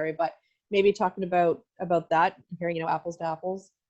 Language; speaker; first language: English; native; English